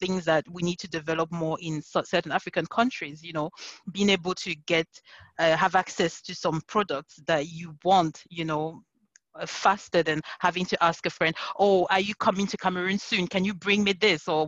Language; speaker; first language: English; non-native, local second language; French